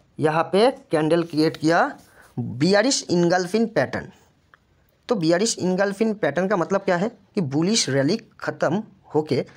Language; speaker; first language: Hindi; non-native, local second language; Bangla